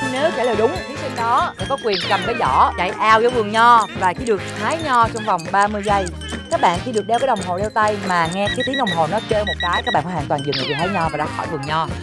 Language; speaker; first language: Vietnamese; native; Vietnamese